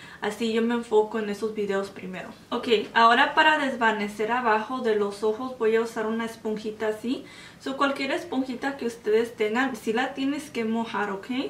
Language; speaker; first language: Spanish; early bilingual, heritage; Spanish